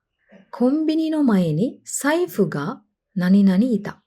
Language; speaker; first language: Japanese; non-native, fluent; Sinhala